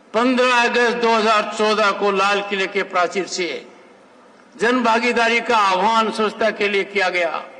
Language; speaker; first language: Hindi; native; Hindi